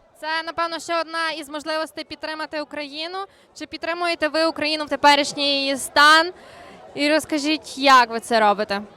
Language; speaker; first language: Ukrainian; native; Ukrainian